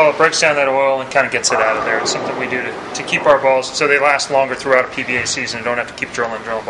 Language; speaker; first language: English; native; English